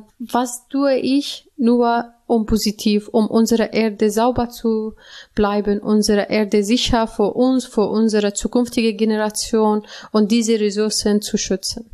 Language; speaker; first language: German; non-native, learner; Arabic